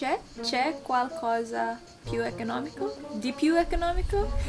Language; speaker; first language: Italian; non-native, learner; English